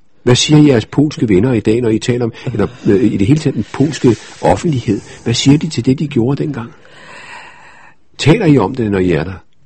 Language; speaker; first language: Danish; native; Danish